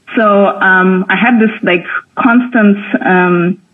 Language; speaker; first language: English; non-native, fluent; Russian